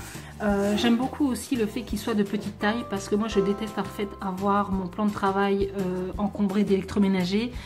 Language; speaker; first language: French; native; French